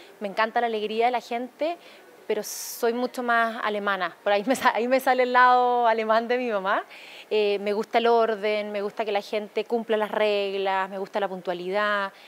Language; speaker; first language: Spanish; native; Spanish